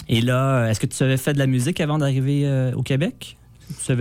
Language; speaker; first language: French; native; French